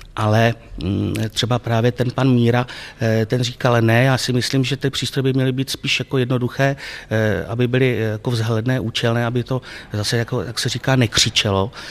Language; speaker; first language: Czech; native; Czech